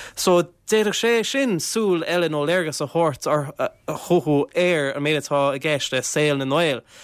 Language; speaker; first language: Irish; non-native, local second language; English